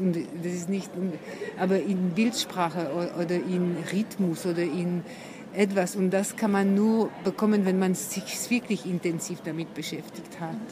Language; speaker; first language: German; non-native, fluent; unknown